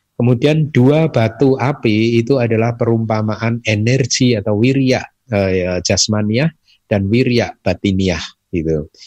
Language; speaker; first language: Indonesian; native; Indonesian